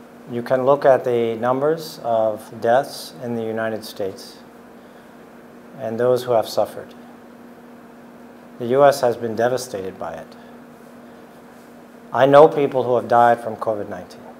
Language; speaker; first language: English; native; English